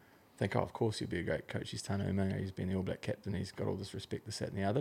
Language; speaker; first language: English; native; English